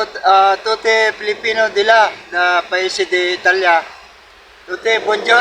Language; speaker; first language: Italian; non-native, learner; Filipino